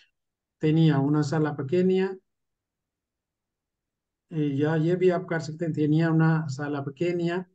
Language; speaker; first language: Spanish; non-native, fluent; Urdu